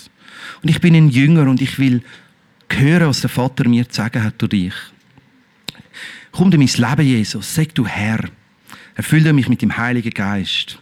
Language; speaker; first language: German; native; German